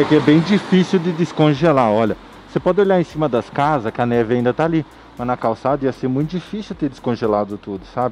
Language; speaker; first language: Portuguese; native; Portuguese